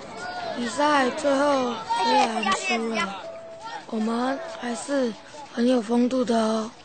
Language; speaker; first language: Chinese; native; Chinese